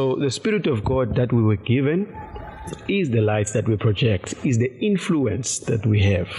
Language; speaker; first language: English; non-native, local second language; Zulu